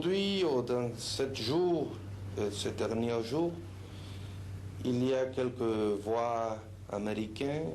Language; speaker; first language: French; non-native, fluent; Spanish